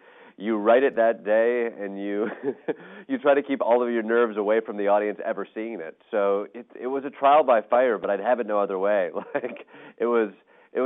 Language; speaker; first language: English; native; English